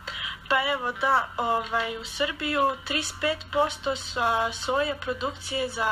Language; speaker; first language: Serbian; early bilingual, heritage; Serbian